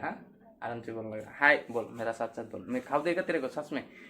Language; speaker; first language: Hindi; non-native, local second language; Bangla